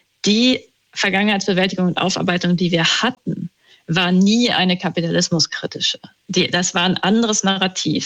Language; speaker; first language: German; native; German